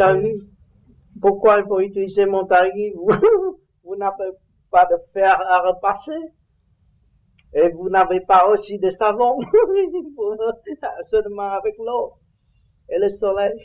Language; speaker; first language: French; non-native, learner; Vietnamese